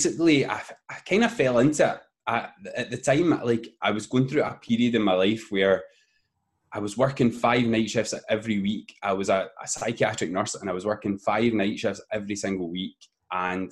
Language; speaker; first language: English; native; English